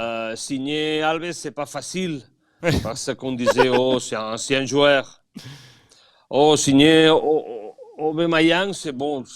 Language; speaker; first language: French; non-native, fluent; Catalan